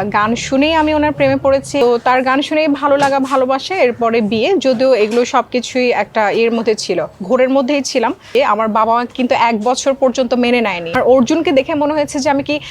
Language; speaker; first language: Bangla; non-native, local second language; Marma